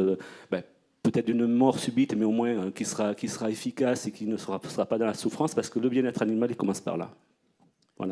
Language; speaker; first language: French; native; French